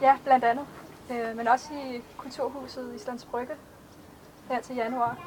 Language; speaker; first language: Danish; native; Danish